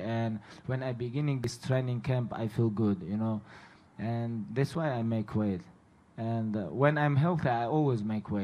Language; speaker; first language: English; non-native, fluent; Russian